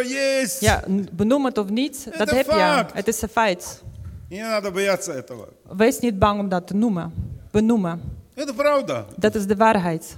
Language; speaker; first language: Dutch; non-native, fluent; Ukrainian